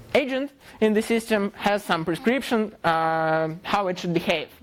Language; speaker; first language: English; non-native, fluent; Russian